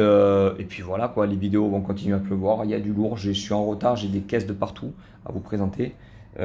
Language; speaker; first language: French; native; French